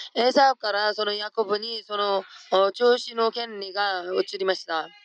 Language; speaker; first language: Japanese; non-native, fluent; Korean